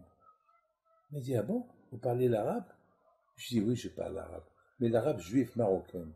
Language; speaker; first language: French; non-native, local second language; Arabic